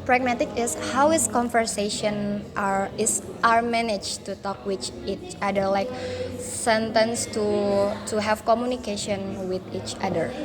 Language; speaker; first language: English; non-native, learner; Indonesian